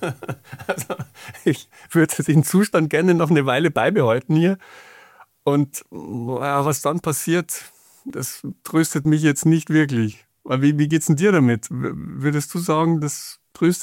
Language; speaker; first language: German; native; German